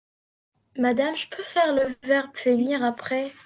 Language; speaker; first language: French; non-native, learner; Arabic